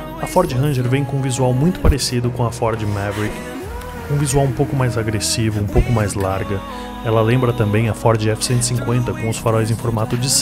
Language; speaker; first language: Portuguese; native; Portuguese